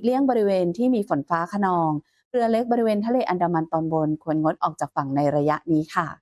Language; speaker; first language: Thai; native; Thai